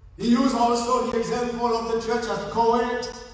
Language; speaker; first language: English; non-native, fluent; Haitian Creole